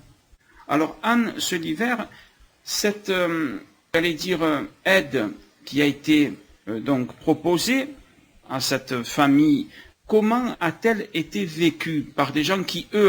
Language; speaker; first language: French; native; French